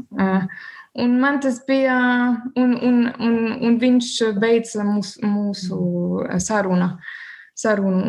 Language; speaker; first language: Latvian; non-native, learner; German